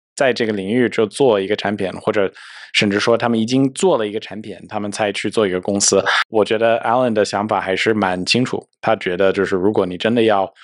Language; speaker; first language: Chinese; non-native, fluent; English